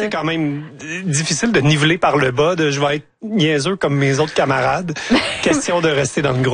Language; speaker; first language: French; native; French